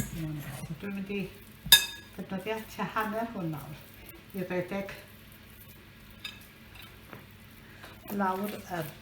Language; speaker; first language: Welsh; native; Welsh